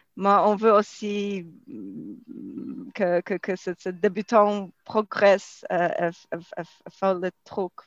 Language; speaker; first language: French; non-native, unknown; Polish